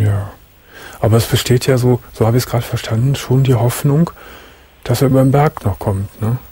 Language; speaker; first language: German; native; German